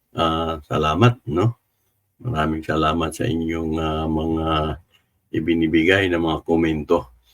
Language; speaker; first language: Filipino; non-native, local second language; Cebuano